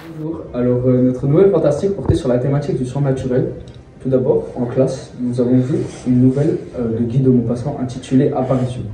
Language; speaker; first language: French; native; French